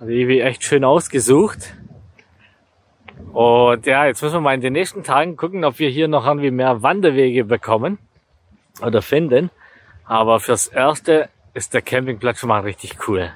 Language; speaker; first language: German; native; German